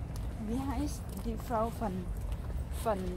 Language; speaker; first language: German; non-native, learner; Thai